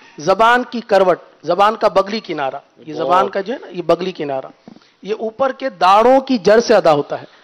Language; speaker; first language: Urdu; native; Urdu